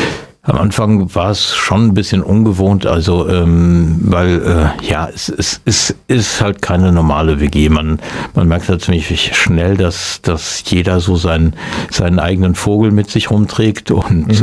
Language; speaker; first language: German; native; German